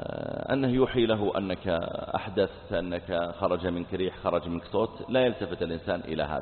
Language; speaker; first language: Arabic; native; Arabic